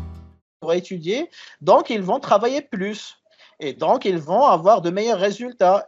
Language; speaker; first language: French; non-native, local second language; Arabic